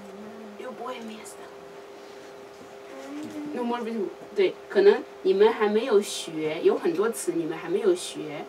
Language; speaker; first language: Russian; non-native, learner; Chinese